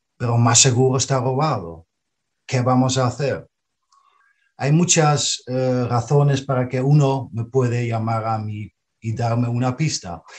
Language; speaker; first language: Spanish; non-native, fluent; Dutch